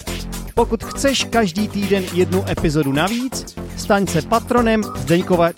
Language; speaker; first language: Czech; native; Czech